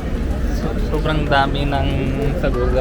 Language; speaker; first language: Filipino; non-native, learner; Punjabi